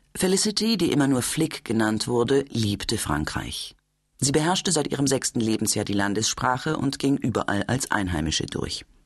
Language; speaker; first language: German; native; German